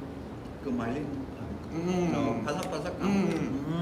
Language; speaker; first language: Korean; non-native, fluent; Vietnamese